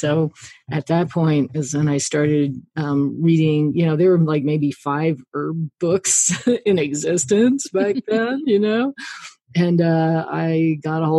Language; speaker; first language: English; native; English